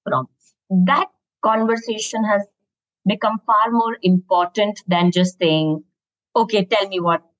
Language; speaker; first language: English; non-native, local second language; Hindi